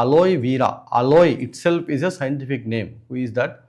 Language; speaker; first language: English; non-native, local second language; Telugu